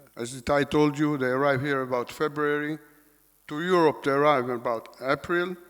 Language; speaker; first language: English; non-native, fluent; Hebrew